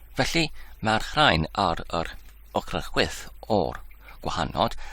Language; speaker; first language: Welsh; non-native, local second language; English